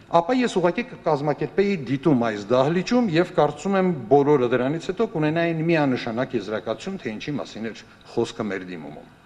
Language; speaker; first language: Armenian; native; Armenian